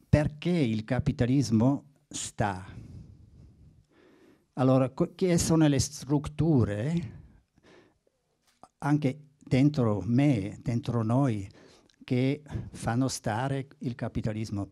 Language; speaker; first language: Italian; non-native, learner; German